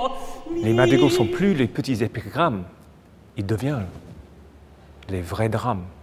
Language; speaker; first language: French; non-native, fluent; English